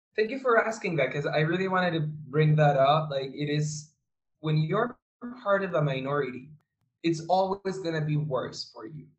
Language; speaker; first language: English; non-native, fluent; Spanish